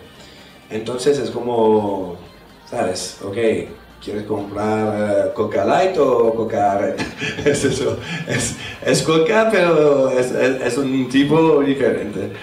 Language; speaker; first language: Spanish; non-native, fluent; French